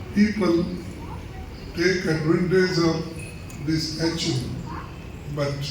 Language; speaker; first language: English; non-native, local second language; Kannada